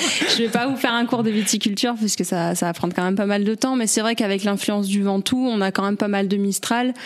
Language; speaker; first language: French; native; French